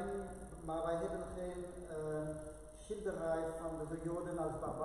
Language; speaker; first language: Dutch; non-native, fluent; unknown